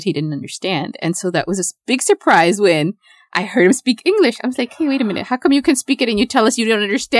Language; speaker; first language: English; early bilingual, other home language; Spanish